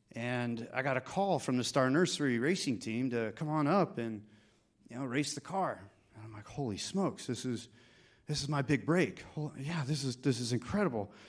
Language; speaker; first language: English; native; English